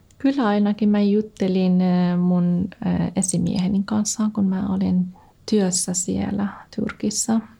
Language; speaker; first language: Finnish; non-native, fluent; Persian